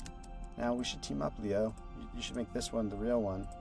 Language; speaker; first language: English; native; English